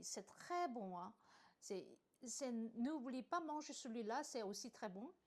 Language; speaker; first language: French; non-native, learner; Korean